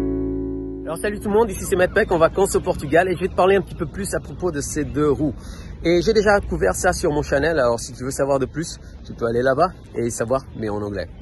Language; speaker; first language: French; non-native, learner; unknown